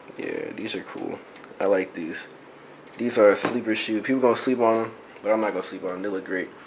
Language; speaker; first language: English; native; English